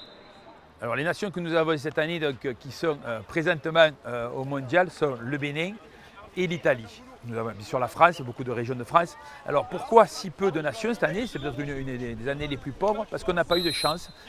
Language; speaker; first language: French; native; French